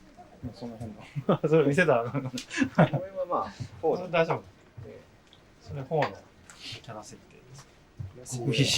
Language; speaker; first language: Japanese; native; Japanese